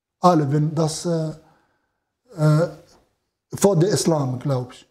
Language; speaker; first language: German; non-native, learner; Arabic